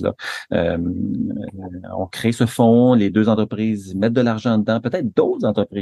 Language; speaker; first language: French; native; French